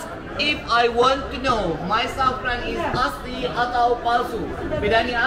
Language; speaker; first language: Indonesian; non-native, learner; Turkish